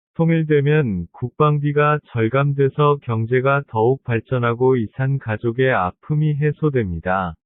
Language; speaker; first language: Korean; non-native, learner; Vietnamese